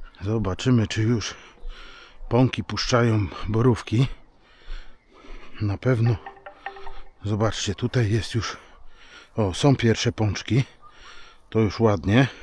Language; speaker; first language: Polish; native; Polish